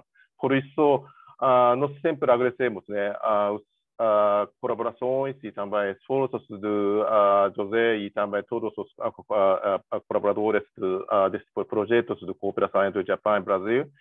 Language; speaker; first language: Portuguese; non-native, learner; Japanese